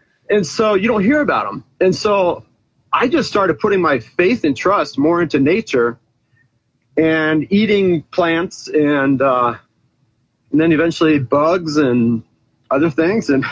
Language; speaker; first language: English; native; English